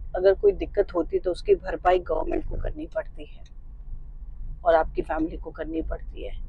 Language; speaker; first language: Hindi; non-native, local second language; Marathi